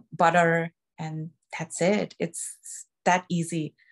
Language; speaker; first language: English; non-native, local second language; Gujarati